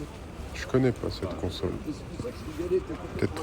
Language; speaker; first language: French; native; French